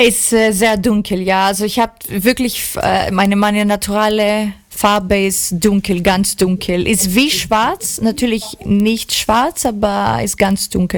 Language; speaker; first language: German; non-native, learner; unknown